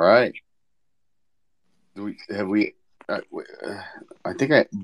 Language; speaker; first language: English; native; English